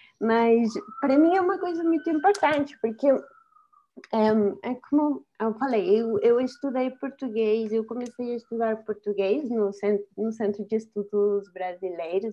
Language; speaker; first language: Portuguese; non-native, fluent; Spanish